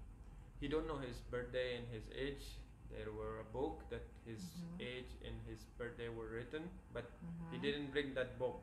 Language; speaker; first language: English; non-native, fluent; Hazaragi